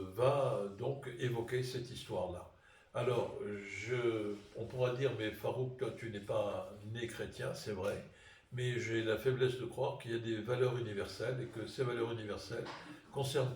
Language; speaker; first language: French; native; French